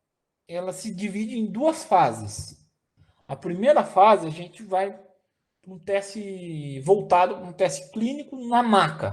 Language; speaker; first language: Portuguese; native; Portuguese